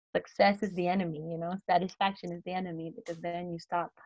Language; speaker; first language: English; non-native, local second language; Filipino